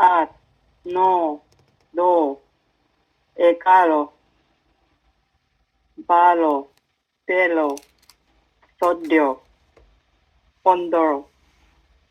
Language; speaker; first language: Assamese; non-native, learner; Japanese